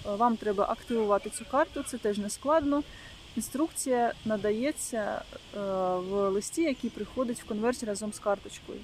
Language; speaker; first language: Ukrainian; native; Ukrainian